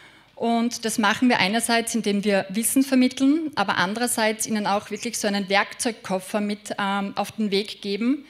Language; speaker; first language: German; native; German